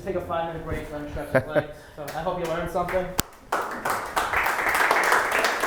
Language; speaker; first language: English; native; English